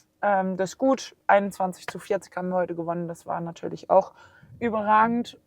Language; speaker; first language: German; early bilingual, heritage; German